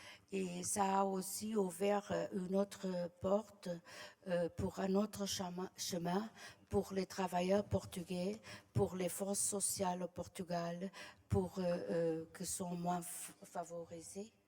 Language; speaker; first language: French; non-native, fluent; Portuguese